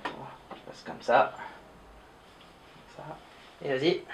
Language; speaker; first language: French; native; French